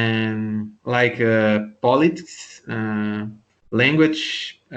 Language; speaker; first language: English; non-native, learner; Portuguese